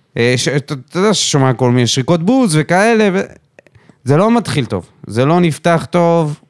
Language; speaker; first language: Hebrew; native; Hebrew